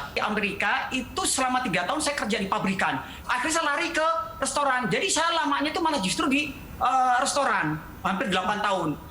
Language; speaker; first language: Indonesian; native; Indonesian